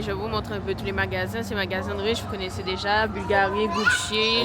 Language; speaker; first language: French; native; French